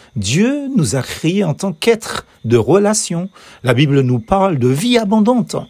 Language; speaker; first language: French; native; French